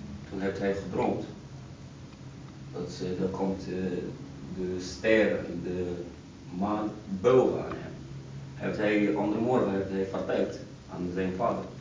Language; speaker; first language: Dutch; non-native, learner; Arabic